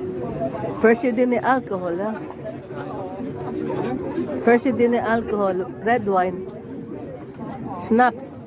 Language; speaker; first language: German; non-native, learner; Filipino